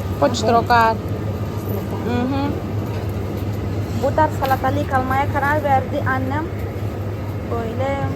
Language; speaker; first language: Turkish; non-native, fluent; Portuguese